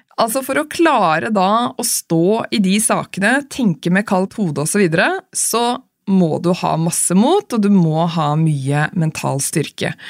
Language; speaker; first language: Norwegian; native; Norwegian